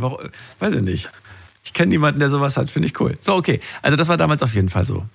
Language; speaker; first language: German; native; German